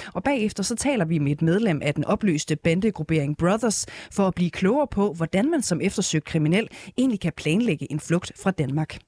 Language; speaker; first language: Danish; native; Danish